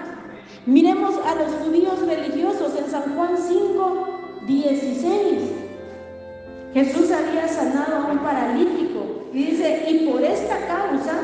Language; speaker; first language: Spanish; native; Spanish